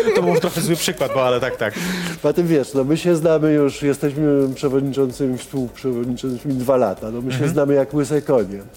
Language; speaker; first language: Polish; native; Polish